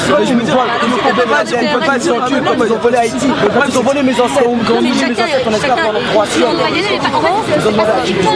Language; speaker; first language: French; native; French